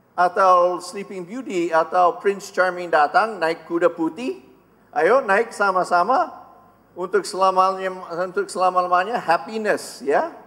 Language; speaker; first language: Indonesian; non-native, fluent; English